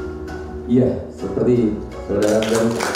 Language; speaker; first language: Indonesian; native; Indonesian